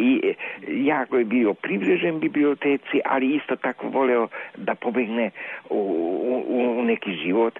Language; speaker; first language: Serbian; non-native, local second language; Hungarian